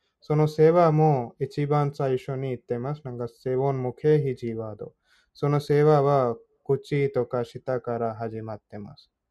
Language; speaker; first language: Japanese; non-native, fluent; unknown